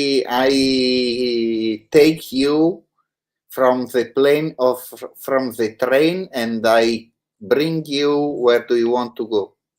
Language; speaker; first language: English; non-native, learner; Italian